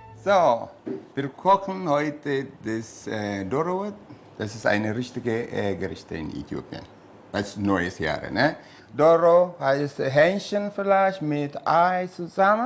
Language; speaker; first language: German; non-native, learner; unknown